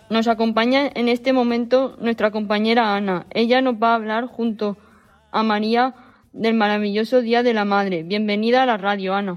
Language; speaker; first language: Spanish; native; Spanish